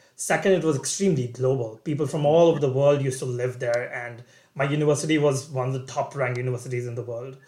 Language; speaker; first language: English; non-native, local second language; Bangla